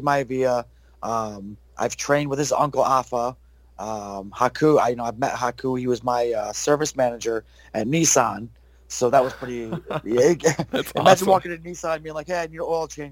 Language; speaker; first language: English; native; English